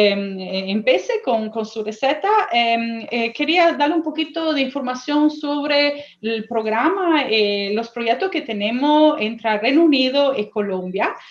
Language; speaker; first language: Spanish; non-native, fluent; Italian